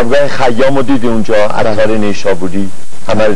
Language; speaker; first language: Persian; native; Persian